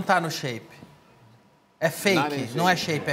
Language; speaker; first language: Portuguese; native; Portuguese